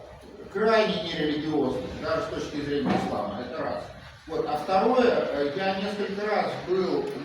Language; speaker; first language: Russian; native; Russian